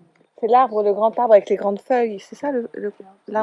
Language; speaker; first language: French; native; French